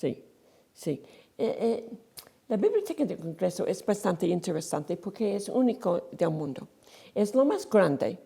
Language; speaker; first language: Spanish; non-native, fluent; English